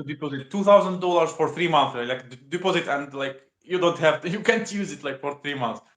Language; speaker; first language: English; non-native, learner; Russian